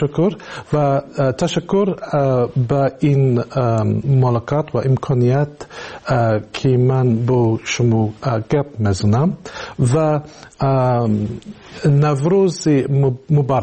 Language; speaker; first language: Tajik; non-native, learner; English